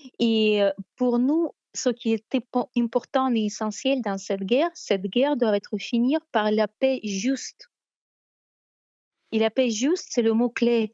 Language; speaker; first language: French; non-native, fluent; Ukrainian